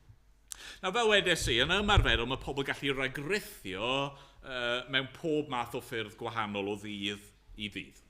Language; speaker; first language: Welsh; native; Welsh